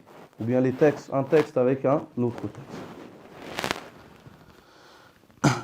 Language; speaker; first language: French; native; French